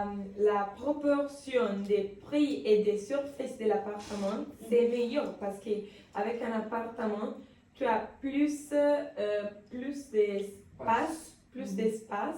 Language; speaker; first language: French; non-native, learner; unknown